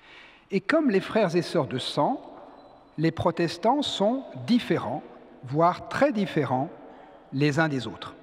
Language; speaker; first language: French; native; French